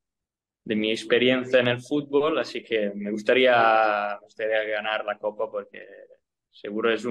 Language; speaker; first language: Spanish; non-native, fluent; Italian